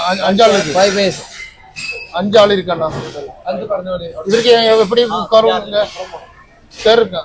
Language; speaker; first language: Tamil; non-native, learner; Malayalam